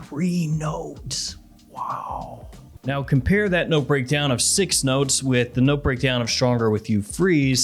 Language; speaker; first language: English; native; English